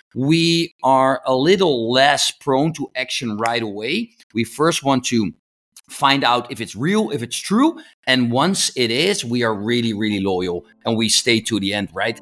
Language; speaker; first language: English; non-native, fluent; Dutch